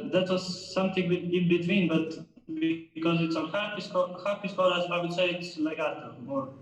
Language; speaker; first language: English; non-native, fluent; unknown